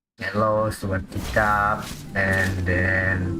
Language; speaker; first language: English; non-native, learner; Indonesian